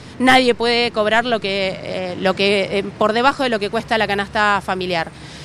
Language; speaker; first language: Spanish; native; Spanish